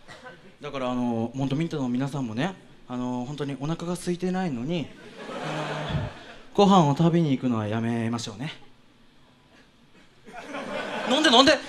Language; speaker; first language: Japanese; native; Japanese